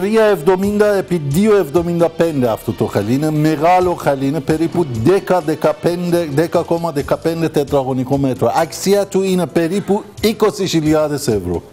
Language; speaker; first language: Greek; non-native, learner; Persian